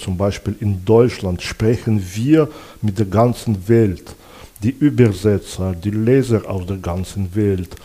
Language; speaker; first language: German; non-native, fluent; Belarusian